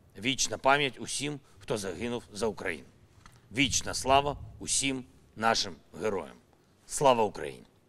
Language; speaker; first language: Ukrainian; non-native, local second language; Russian